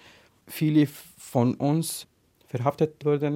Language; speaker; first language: German; non-native, learner; Arabic